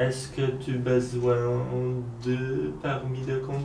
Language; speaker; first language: French; non-native, learner; Polish